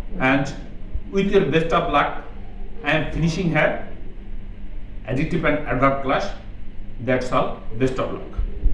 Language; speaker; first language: English; non-native, local second language; Bangla